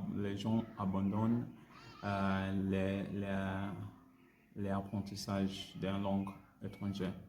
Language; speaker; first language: French; non-native, learner; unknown